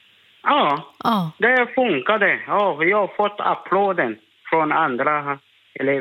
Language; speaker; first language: Swedish; non-native, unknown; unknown